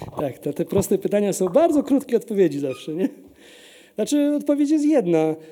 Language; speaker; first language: Polish; early bilingual, heritage; Polish